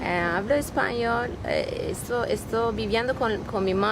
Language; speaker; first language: Spanish; early bilingual, heritage; Ladino